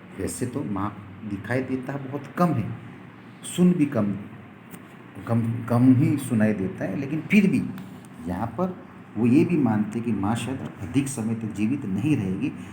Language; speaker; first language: Hindi; non-native, local second language; Gujarati